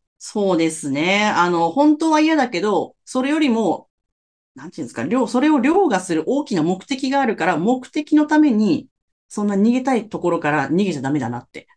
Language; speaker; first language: Japanese; native; Japanese